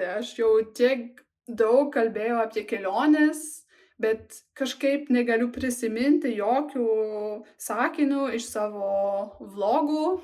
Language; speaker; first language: Lithuanian; non-native, learner; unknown